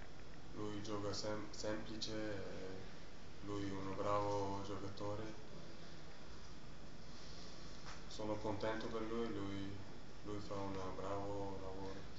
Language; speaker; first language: Italian; non-native, learner; German